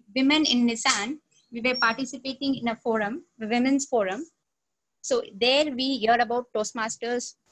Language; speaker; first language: English; non-native, local second language; Tamil